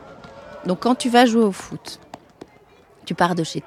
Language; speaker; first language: French; native; French